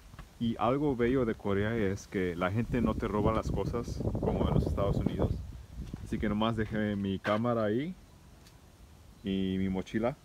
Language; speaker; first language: Spanish; early bilingual, heritage; Spanish